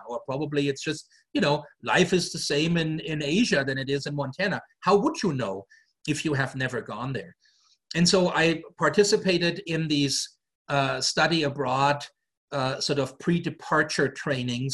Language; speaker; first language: English; non-native, fluent; German